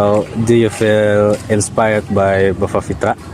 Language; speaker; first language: English; non-native, learner; Indonesian